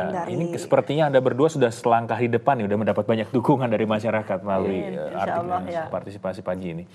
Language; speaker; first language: Indonesian; native; Indonesian